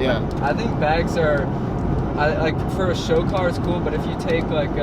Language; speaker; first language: English; native; English